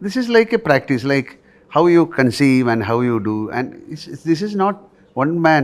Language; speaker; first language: English; non-native, local second language; Malayalam